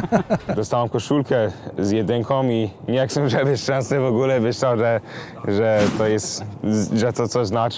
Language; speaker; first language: Polish; early bilingual, heritage; English